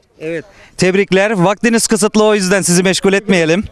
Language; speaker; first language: Turkish; native; Turkish